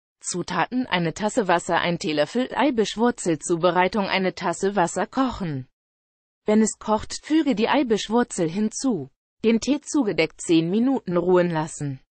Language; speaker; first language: German; native; German